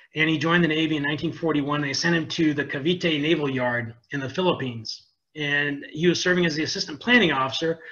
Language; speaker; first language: English; native; English